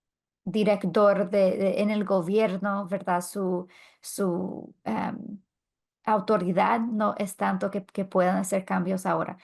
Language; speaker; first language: Spanish; non-native, fluent; English